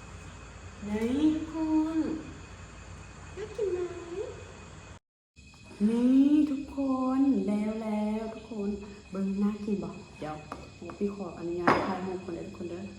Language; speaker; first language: Thai; non-native, local second language; Lao